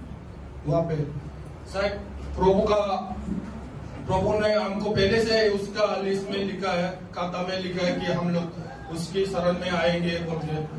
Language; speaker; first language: Hindi; non-native, local second language; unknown